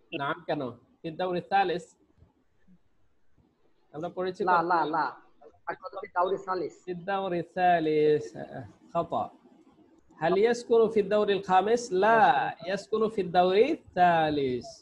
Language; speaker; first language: Arabic; non-native, fluent; Bangla